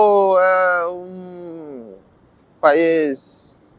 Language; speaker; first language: Portuguese; non-native, learner; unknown